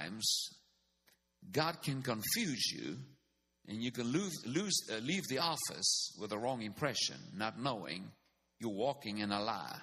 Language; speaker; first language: English; non-native, local second language; Afrikaans